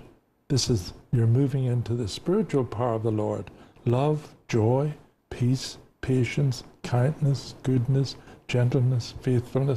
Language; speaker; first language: English; native; English